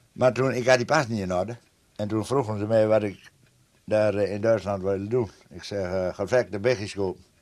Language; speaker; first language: Dutch; native; Dutch